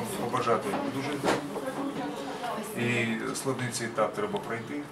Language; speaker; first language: Ukrainian; non-native, local second language; Russian